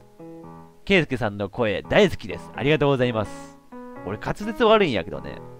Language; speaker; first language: Japanese; native; Japanese